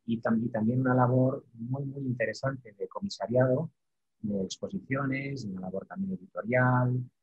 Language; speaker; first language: Spanish; native; Spanish